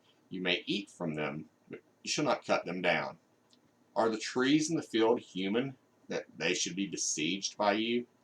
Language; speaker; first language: English; native; English